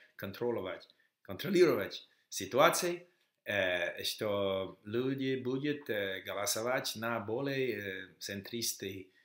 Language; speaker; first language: Russian; non-native, learner; English